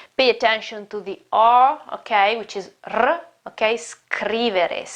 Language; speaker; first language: English; non-native, fluent; Italian